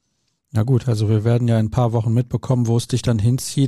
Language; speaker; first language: German; native; German